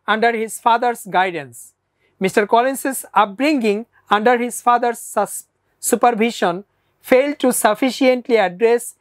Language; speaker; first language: English; non-native, local second language; Bangla